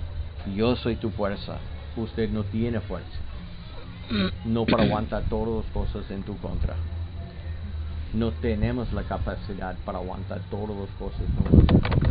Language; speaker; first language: Spanish; non-native, learner; English